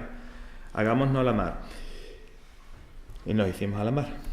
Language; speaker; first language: Spanish; native; Spanish